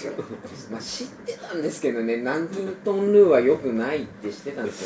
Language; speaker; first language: Japanese; native; Japanese